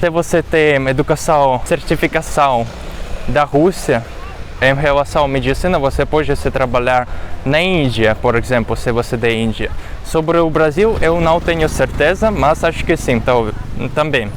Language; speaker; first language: Portuguese; non-native, fluent; Russian